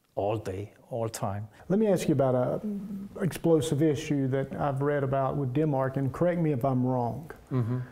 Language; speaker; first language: English; native; English